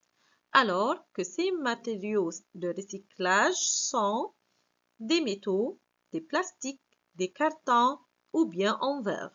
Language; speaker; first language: French; non-native, fluent; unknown